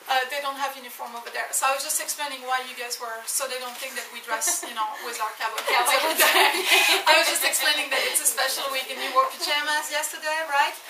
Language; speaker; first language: English; non-native, fluent; French